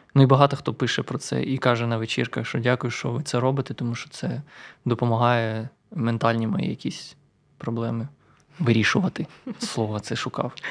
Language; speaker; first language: Ukrainian; non-native, local second language; Russian